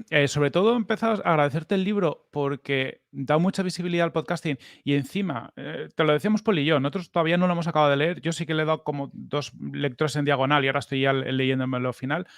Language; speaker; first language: Spanish; native; Spanish